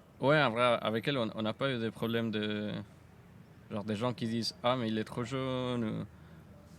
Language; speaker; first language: French; non-native, fluent; Spanish